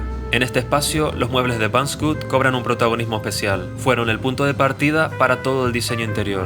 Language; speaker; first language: Spanish; native; Spanish